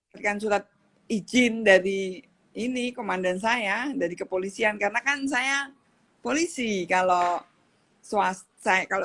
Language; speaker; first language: Indonesian; native; Indonesian